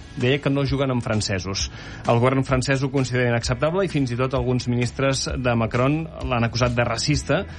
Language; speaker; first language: Catalan; native; Catalan